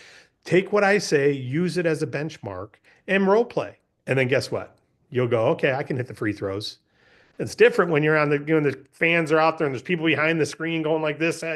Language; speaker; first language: English; native; English